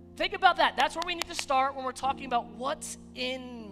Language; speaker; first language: English; native; English